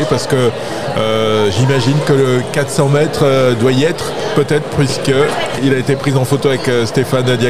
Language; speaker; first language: French; native; French